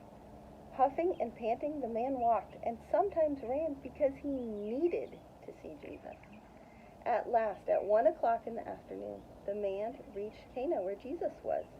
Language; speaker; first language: English; native; English